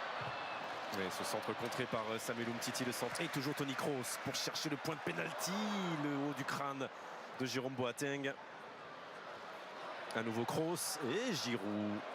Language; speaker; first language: French; native; French